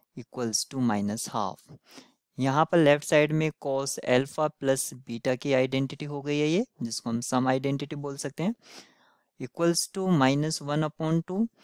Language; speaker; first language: Hindi; native; Hindi